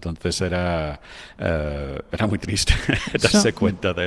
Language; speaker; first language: Spanish; non-native, fluent; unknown